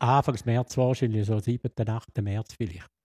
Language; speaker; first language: German; native; German